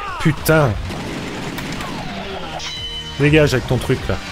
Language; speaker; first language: French; native; French